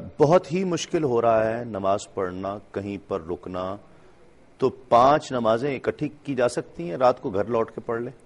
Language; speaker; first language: Urdu; native; Urdu